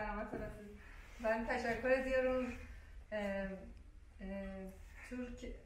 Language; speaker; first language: Turkish; non-native, learner; Persian